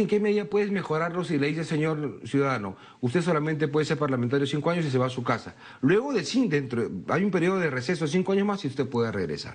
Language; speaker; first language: Spanish; native; Spanish